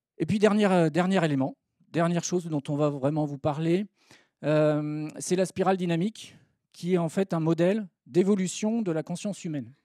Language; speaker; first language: French; native; French